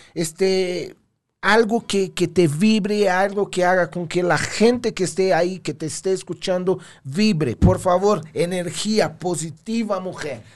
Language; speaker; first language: Spanish; non-native, fluent; Portuguese